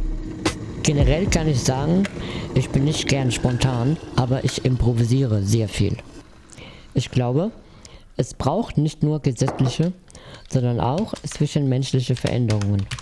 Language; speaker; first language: German; non-native, fluent; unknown